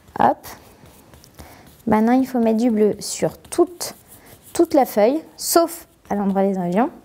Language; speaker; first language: French; native; French